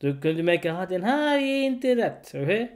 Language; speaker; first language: Swedish; non-native, learner; Urdu